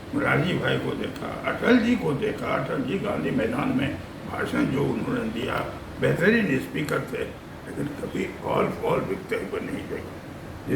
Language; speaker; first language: Hindi; native; Hindi